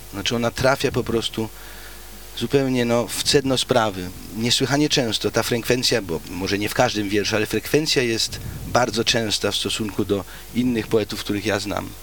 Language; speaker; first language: Polish; early bilingual, heritage; Polish